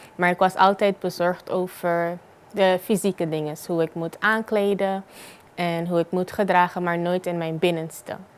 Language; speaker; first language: Dutch; non-native, local second language; Papiamento